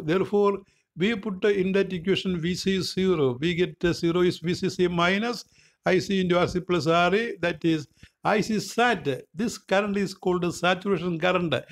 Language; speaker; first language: English; non-native, local second language; Malayalam